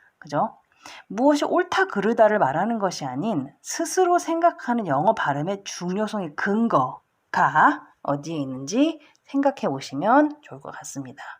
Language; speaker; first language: Korean; early bilingual, heritage; Korean